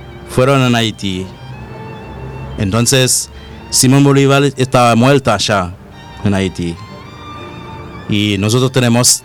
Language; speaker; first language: Spanish; non-native, learner; Haitian Creole